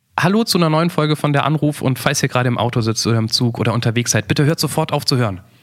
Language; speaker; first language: German; native; German